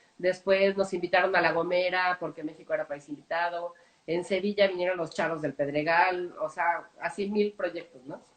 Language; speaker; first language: Spanish; native; Spanish